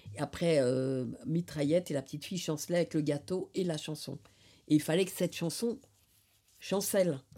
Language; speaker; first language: French; native; French